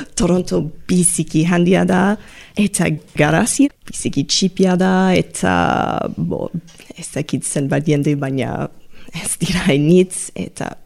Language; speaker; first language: Basque; non-native, learner; English